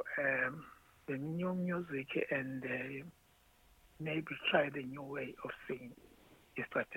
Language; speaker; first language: English; non-native, local second language; Zulu